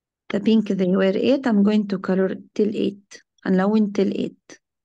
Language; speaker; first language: English; non-native, fluent; Arabic